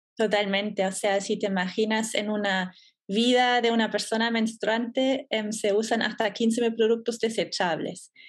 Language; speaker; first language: Spanish; non-native, fluent; German